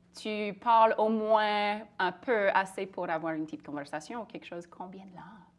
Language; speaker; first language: French; native; French